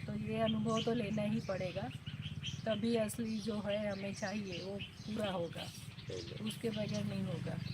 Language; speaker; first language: Hindi; native; Hindi